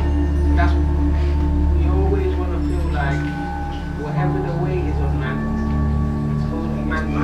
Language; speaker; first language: English; native; English